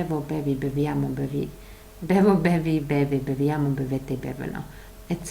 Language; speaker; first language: Italian; non-native, fluent; English